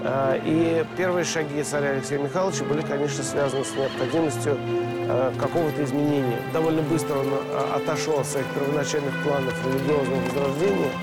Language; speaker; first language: Russian; native; Russian